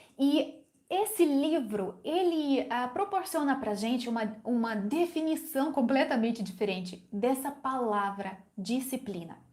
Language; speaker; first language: Portuguese; non-native, fluent; Ukrainian